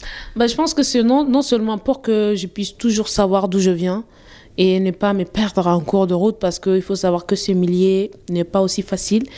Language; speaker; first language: French; non-native, local second language; Bambara